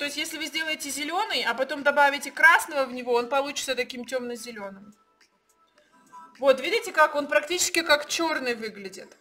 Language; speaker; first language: Russian; native; Russian